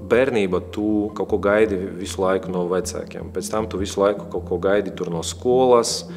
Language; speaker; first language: Latvian; non-native, local second language; Russian